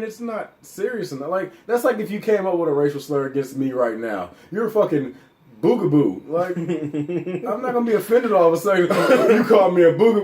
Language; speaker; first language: English; native; English